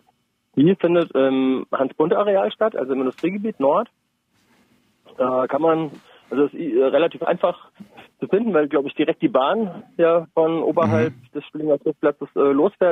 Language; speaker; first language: German; native; German